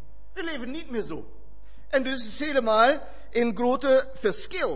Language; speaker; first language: Dutch; non-native, fluent; German